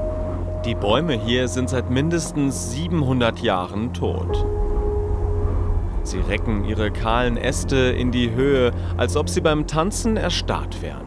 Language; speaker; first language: German; native; German